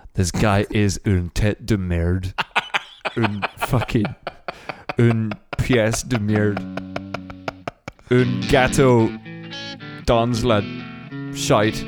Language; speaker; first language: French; non-native, learner; English